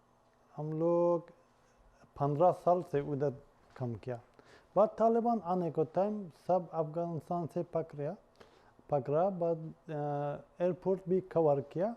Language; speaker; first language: Hindi; non-native, learner; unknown